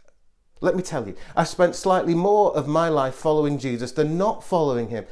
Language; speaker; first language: English; native; English